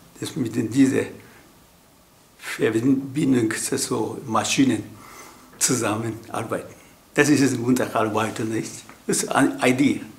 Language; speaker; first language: German; non-native, learner; Japanese